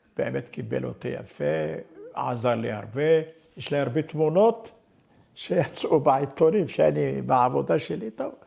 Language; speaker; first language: Hebrew; non-native, fluent; Arabic